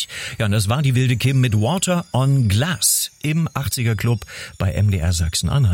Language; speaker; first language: German; native; German